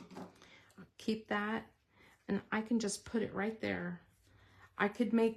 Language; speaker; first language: English; native; English